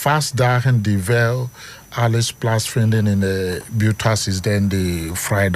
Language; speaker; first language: Dutch; non-native, learner; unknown